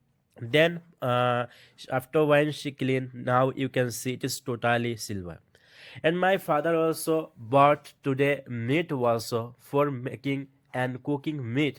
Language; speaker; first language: English; non-native, learner; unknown